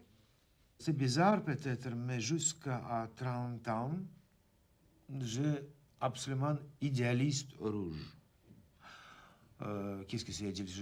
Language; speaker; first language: French; non-native, learner; Russian